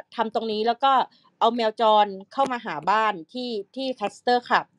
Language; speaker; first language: Thai; native; Thai